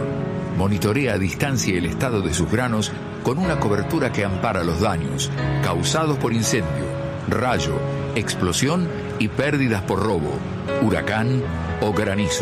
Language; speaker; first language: Spanish; native; Spanish